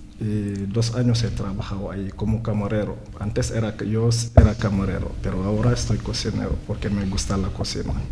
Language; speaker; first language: Spanish; non-native, learner; Wolof